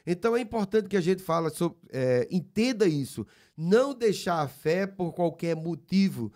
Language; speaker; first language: Portuguese; native; Portuguese